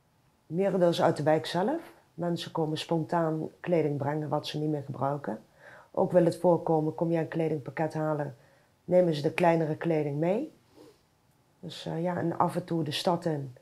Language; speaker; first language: Dutch; native; Dutch